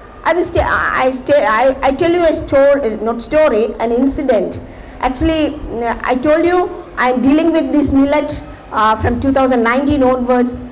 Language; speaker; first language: English; non-native, local second language; Malayalam